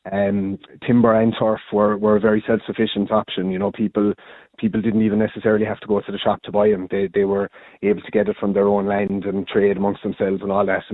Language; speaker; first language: English; native; English